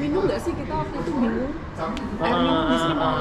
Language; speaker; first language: Indonesian; native; Indonesian